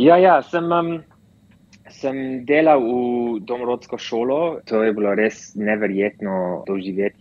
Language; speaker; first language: Slovenian; early bilingual, heritage; English